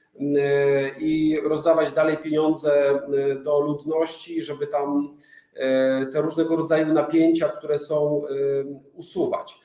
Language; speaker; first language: Polish; native; Polish